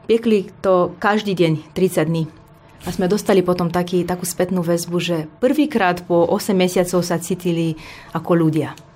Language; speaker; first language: Slovak; non-native, fluent; Romanian